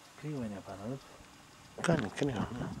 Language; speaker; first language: Greek; non-native, learner; Romanian